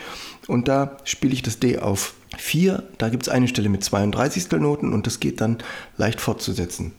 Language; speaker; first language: German; native; German